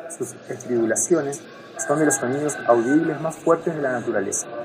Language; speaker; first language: Spanish; native; Spanish